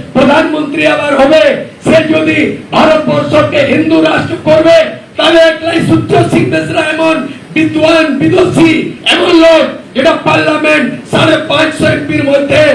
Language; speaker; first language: Bangla; non-native, local second language; Santali